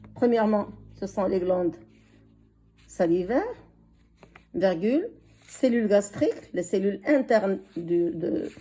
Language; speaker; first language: French; non-native, local second language; Arabic